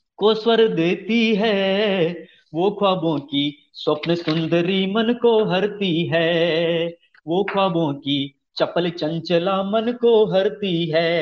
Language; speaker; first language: Hindi; native; Hindi